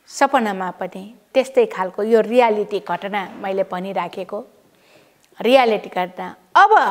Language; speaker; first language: Nepali; non-native, local second language; Newari